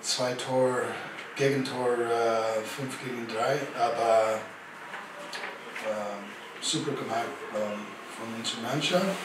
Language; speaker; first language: German; non-native, learner; English